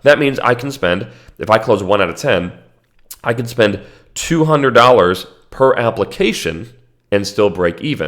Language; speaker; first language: English; native; English